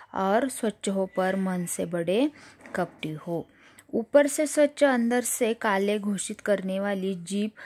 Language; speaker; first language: Hindi; non-native, local second language; Marathi